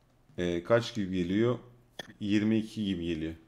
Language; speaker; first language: Turkish; early bilingual, heritage; Turkish